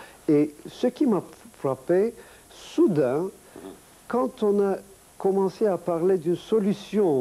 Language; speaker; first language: French; non-native, fluent; Turkish